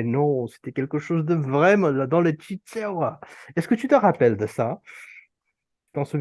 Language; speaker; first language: French; non-native, fluent; Urdu